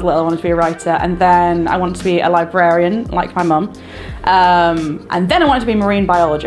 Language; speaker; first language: English; native; English